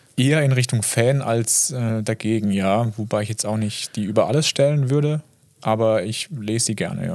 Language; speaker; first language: German; native; German